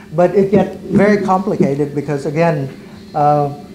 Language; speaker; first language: English; early bilingual, other home language; Vietnamese